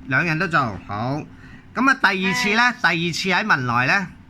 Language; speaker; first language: Cantonese; native; Cantonese